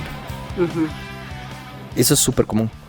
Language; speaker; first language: Spanish; native; Spanish